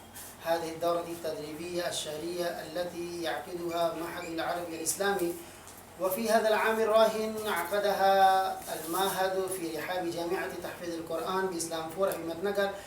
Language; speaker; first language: Arabic; non-native, fluent; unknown